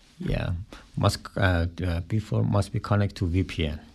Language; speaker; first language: English; non-native, learner; Persian